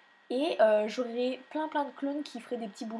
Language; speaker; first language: French; native; French